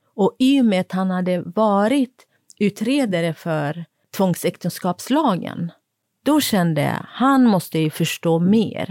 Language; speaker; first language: Swedish; non-native, fluent; Kurdish